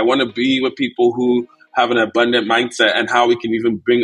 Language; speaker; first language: English; non-native, local second language; Igbo